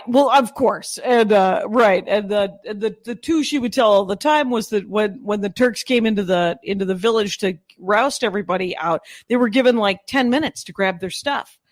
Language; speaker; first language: English; native; English